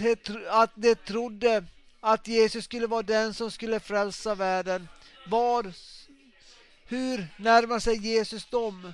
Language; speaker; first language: Swedish; non-native, local second language; Finnish